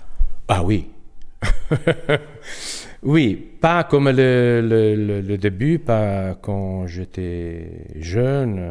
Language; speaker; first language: French; non-native, learner; Italian